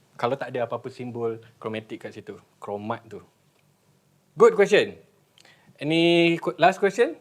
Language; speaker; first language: Malay; native; Malay